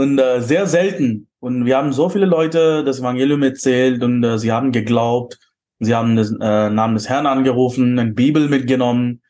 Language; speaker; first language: German; non-native, fluent; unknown